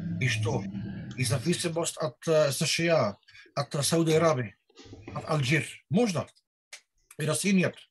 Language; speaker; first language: Russian; non-native, learner; Dutch